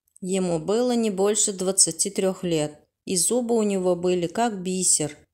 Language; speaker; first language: Russian; non-native, local second language; Turkmen